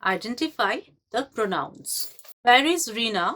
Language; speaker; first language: English; non-native, local second language; Bangla